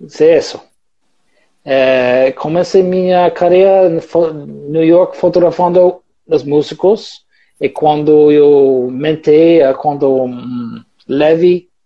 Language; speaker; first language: Portuguese; non-native, learner; English